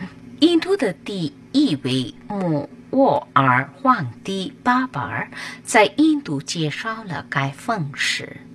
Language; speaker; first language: Chinese; non-native, learner; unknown